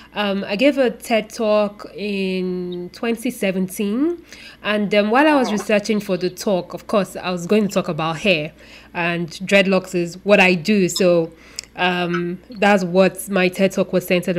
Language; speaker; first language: English; non-native, local second language; Yoruba